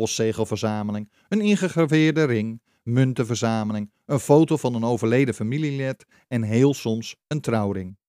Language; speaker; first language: Dutch; native; Dutch